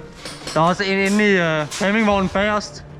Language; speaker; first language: Danish; native; Danish